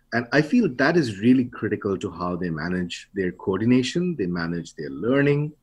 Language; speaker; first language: English; non-native, local second language; Bangla